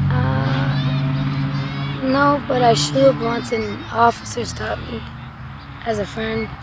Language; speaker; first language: English; non-native, fluent; Spanish